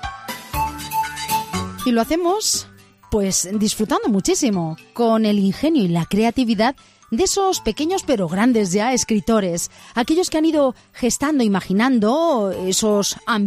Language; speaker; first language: Spanish; native; Spanish